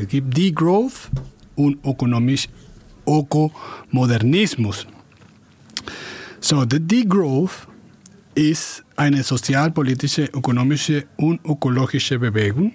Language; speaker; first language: German; non-native, fluent; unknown